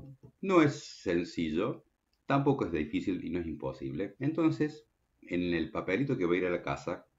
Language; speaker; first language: Spanish; native; Spanish